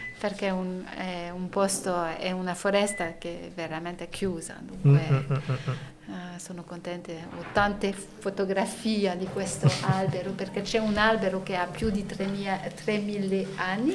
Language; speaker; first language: Italian; non-native, learner; French